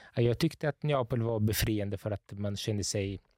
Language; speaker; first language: Swedish; non-native, fluent; Italian